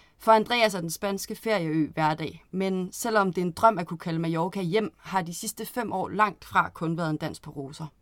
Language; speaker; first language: Danish; native; Danish